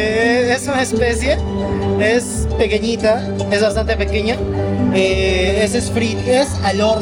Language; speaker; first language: Spanish; native; Spanish